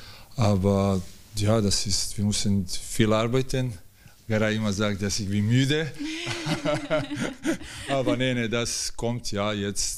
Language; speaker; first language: German; non-native, learner; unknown